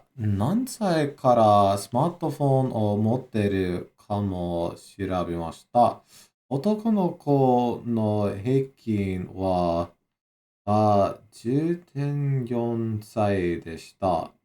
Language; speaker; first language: Japanese; non-native, learner; English